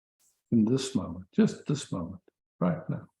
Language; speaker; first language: English; native; English